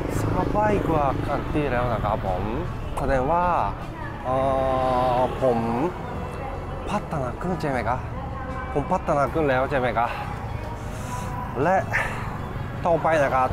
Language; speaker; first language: Thai; non-native, learner; Japanese